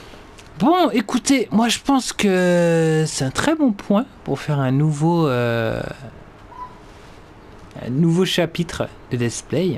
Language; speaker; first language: French; native; French